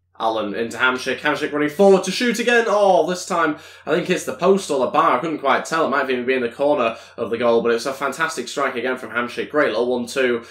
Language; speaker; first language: English; native; English